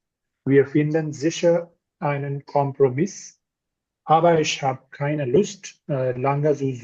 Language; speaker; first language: German; non-native, learner; Urdu